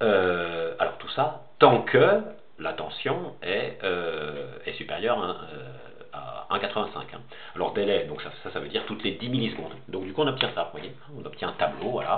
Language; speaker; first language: French; native; French